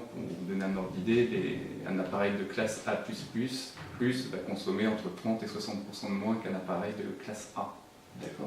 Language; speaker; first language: French; native; French